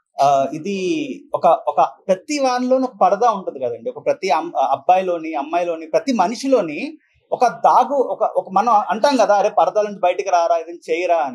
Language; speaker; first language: Telugu; native; Telugu